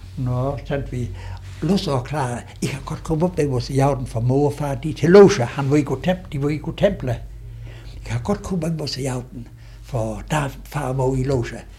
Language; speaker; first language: Danish; native; Danish